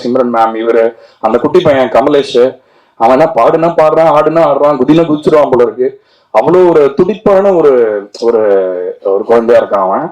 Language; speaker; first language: Tamil; native; Tamil